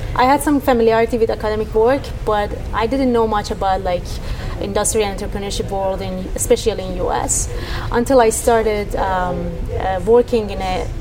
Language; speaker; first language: English; non-native, fluent; Persian